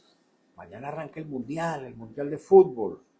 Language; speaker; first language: Spanish; native; Spanish